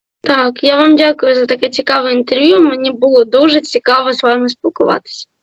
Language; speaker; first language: Ukrainian; native; Ukrainian